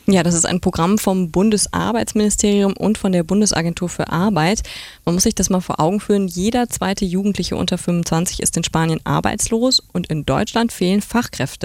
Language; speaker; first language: German; native; German